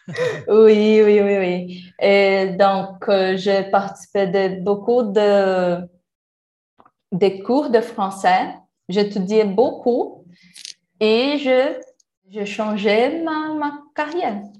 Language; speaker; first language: French; non-native, learner; Portuguese